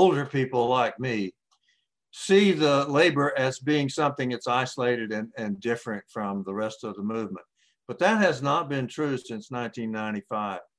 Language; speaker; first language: English; native; English